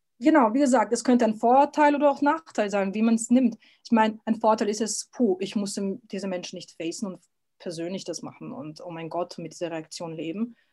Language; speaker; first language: German; early bilingual, other home language; Serbian